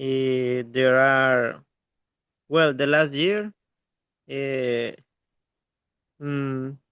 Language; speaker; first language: English; non-native, learner; Spanish